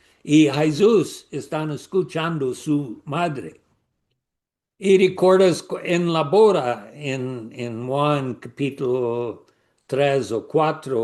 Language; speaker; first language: Spanish; non-native, learner; English